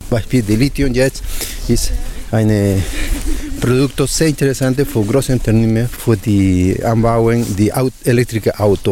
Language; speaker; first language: German; non-native, learner; Spanish